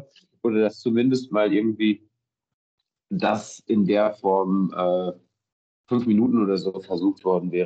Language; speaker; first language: German; native; German